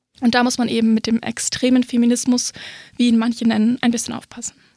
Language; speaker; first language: German; native; German